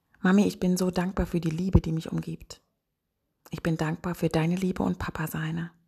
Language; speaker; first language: German; native; German